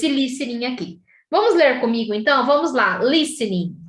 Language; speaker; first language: Portuguese; native; Portuguese